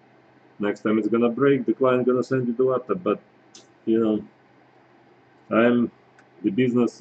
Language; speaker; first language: English; non-native, fluent; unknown